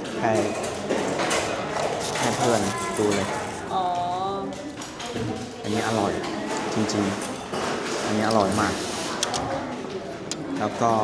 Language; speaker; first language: Thai; non-native, learner; Chinese